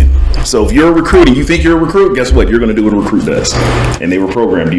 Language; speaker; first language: English; native; English